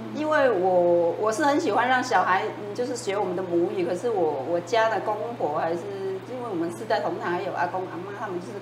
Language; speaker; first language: Chinese; non-native, fluent; Vietnamese